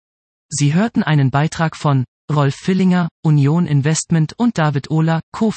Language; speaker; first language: German; native; German